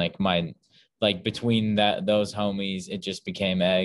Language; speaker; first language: English; native; English